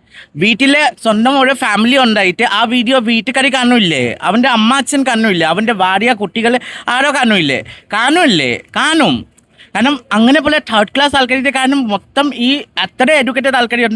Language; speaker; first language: Malayalam; non-native, fluent; Assamese